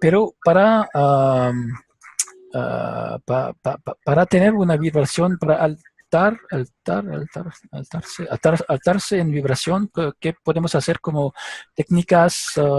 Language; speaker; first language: Spanish; non-native, learner; French